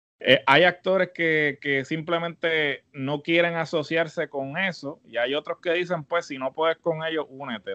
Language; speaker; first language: Spanish; native; Spanish